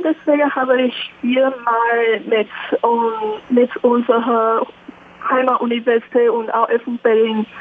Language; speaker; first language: German; non-native, learner; Chinese